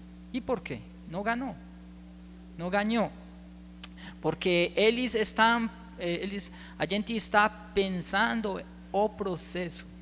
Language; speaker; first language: Portuguese; non-native, learner; Spanish